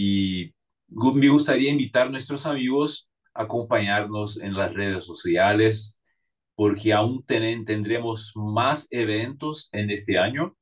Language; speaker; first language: Spanish; non-native, fluent; Portuguese